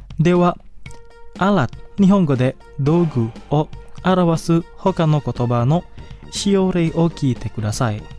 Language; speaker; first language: Japanese; non-native, fluent; Indonesian